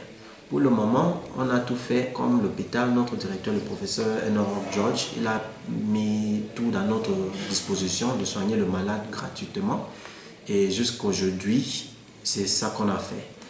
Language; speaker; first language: French; non-native, local second language; English